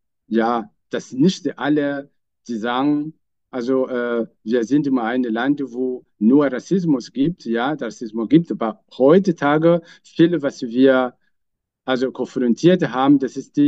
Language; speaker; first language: German; non-native, fluent; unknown